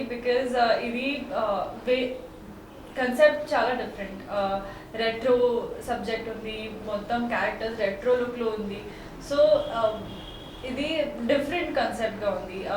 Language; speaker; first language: Telugu; non-native, learner; Hindi